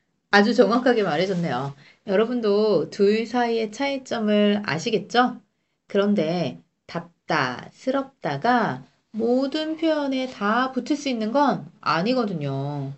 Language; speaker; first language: Korean; native; Korean